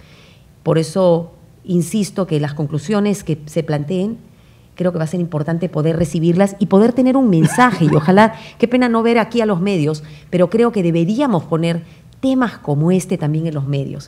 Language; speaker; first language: Spanish; native; Spanish